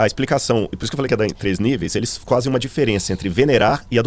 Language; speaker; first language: Portuguese; native; Portuguese